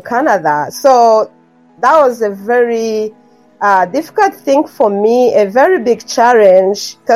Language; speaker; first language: English; non-native, local second language; Kinyarwanda